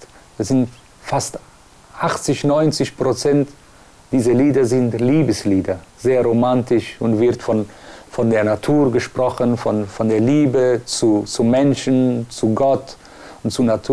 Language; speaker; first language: German; non-native, fluent; Persian